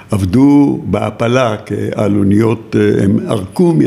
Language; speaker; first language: Hebrew; native; Hebrew